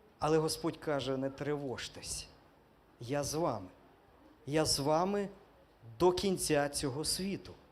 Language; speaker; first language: Ukrainian; non-native, local second language; Russian